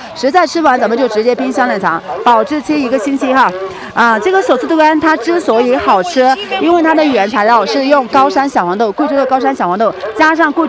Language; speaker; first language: Chinese; native; Chinese